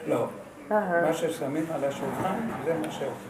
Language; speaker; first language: Hebrew; non-native, fluent; Hungarian